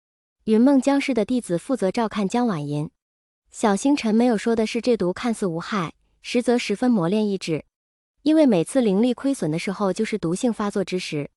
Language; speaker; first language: Chinese; native; Chinese